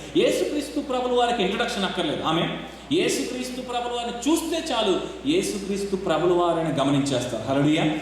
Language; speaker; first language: Telugu; non-native, local second language; Rajasthani